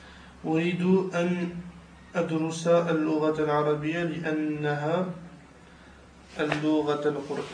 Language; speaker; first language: Arabic; non-native, learner; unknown